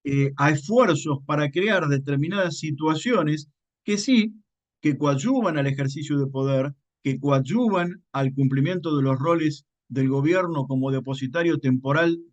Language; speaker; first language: Spanish; native; Spanish